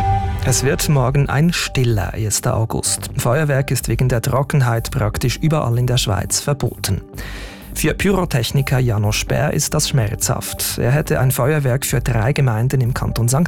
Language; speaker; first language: German; native; German